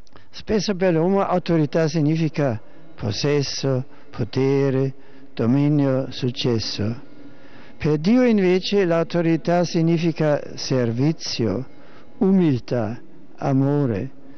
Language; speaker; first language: Italian; non-native, fluent; German